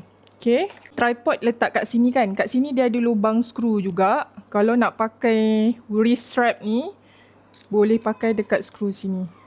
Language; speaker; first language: Malay; native; Malay